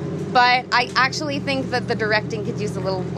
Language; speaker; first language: English; native; English